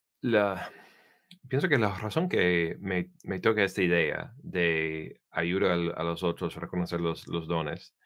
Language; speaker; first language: Spanish; non-native, learner; English